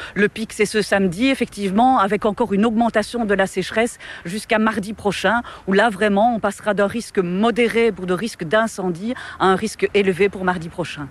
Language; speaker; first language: French; native; French